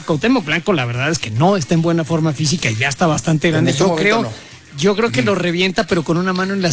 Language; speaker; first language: Spanish; native; Spanish